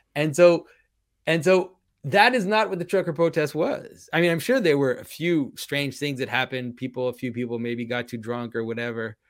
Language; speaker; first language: English; non-native, fluent; French